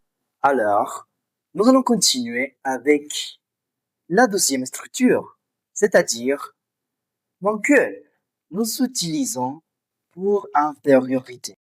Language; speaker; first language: French; non-native, fluent; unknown